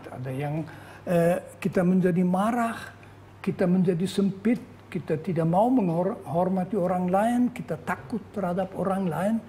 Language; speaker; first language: Indonesian; non-native, fluent; German